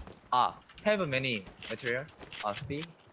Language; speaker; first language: English; non-native, learner; Korean